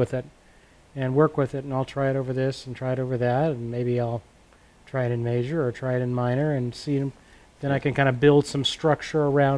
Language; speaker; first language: English; native; English